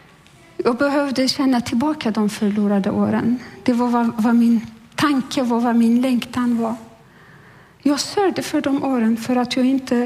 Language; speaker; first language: Swedish; non-native, fluent; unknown